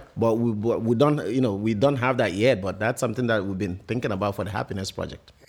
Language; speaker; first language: English; non-native, local second language; Igbo